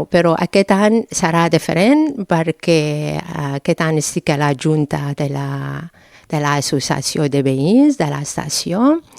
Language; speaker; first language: Catalan; non-native, fluent; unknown